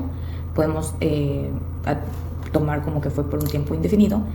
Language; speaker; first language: Spanish; native; Spanish